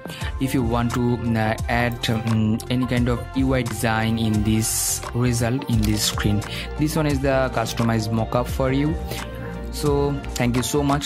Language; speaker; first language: English; non-native, fluent; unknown